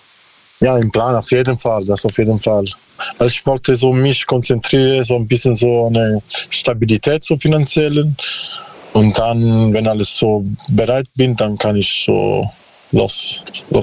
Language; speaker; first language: German; non-native, learner; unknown